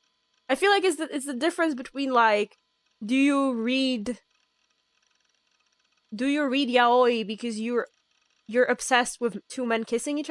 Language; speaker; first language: English; non-native, fluent; Polish